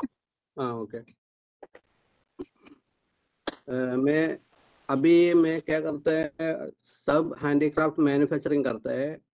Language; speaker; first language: Hindi; non-native, local second language; Malayalam